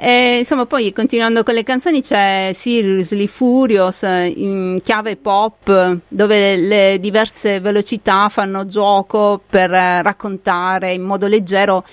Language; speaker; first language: Italian; native; Italian